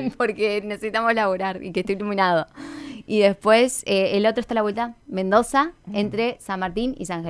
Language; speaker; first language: Spanish; native; Spanish